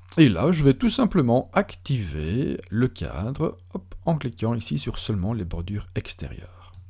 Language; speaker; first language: French; native; French